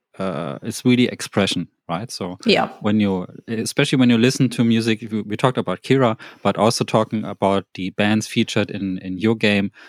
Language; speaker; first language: English; non-native, fluent; German